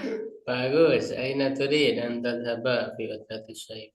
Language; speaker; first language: Arabic; non-native, fluent; Indonesian